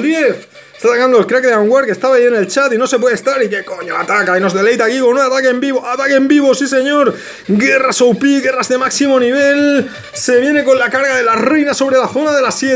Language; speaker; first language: Spanish; native; Spanish